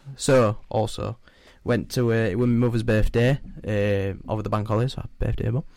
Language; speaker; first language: English; native; English